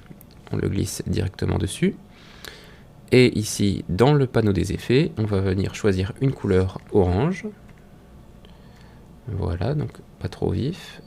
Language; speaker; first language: French; native; French